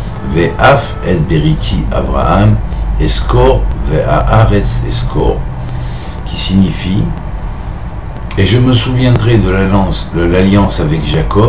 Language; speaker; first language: French; native; French